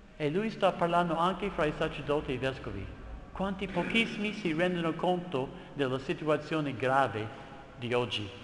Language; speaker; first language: Italian; non-native, fluent; English